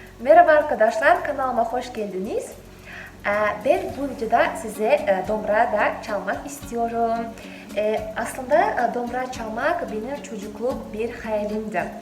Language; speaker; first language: Turkish; non-native, fluent; Kazakh